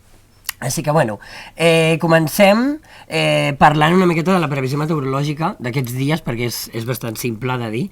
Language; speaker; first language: Catalan; native; Catalan